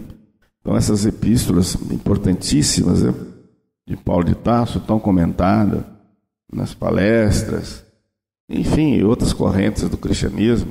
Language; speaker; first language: Portuguese; native; Portuguese